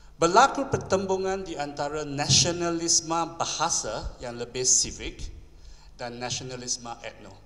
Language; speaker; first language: Malay; non-native, local second language; Chinese